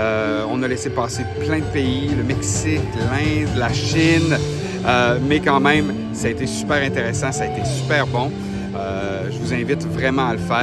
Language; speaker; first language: French; native; French